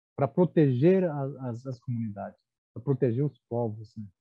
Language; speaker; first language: Portuguese; non-native, local second language; Guarani